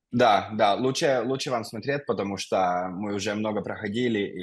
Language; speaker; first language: Russian; non-native, fluent; Finnish